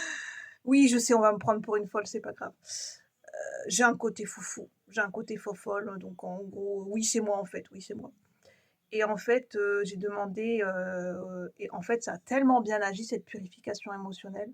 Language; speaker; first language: French; native; French